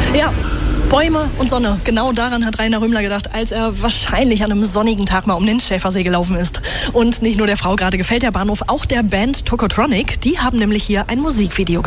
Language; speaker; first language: German; native; German